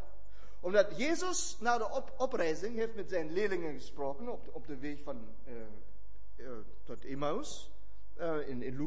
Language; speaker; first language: Dutch; non-native, fluent; German